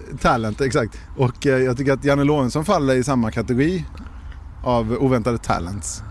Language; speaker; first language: Swedish; native; Swedish